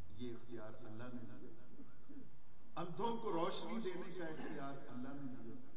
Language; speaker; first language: Urdu; non-native, local second language; Punjabi